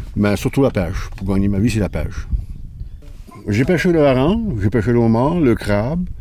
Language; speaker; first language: French; native; French